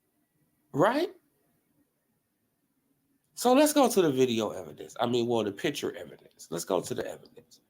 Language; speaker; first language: English; native; English